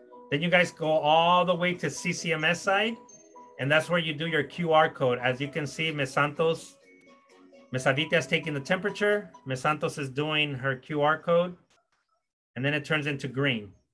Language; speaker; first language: English; early bilingual, other home language; Spanish